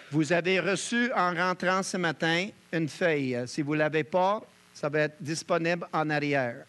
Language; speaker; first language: French; native; French